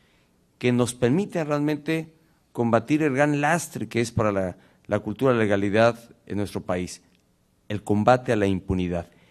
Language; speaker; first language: Spanish; native; Spanish